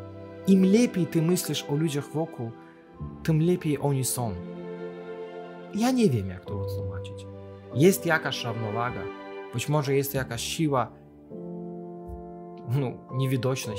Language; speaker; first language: Polish; non-native, fluent; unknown